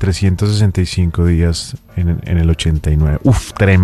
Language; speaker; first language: Spanish; native; Spanish